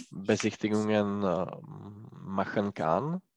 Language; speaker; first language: German; non-native, learner; Czech